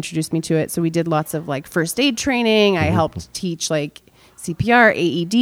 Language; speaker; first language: English; non-native, fluent; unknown